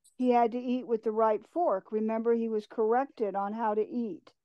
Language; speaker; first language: English; native; English